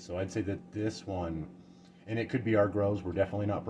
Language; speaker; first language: English; native; English